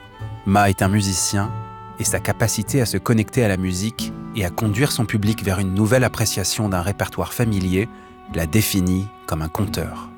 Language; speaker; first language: French; native; French